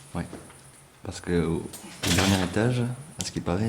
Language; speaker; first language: French; native; French